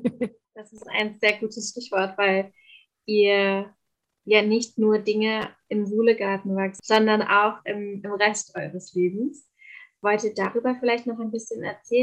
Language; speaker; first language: German; native; German